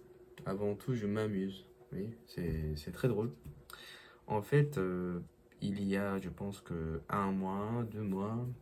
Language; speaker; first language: French; non-native, learner; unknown